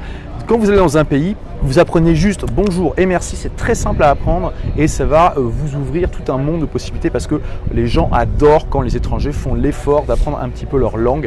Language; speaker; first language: French; native; French